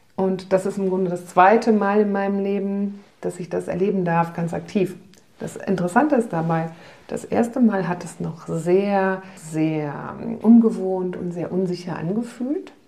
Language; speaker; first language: German; early bilingual, other home language; Polish